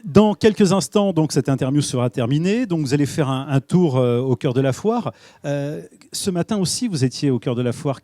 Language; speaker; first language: French; native; French